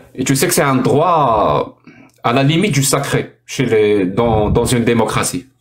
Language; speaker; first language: French; non-native, local second language; Arabic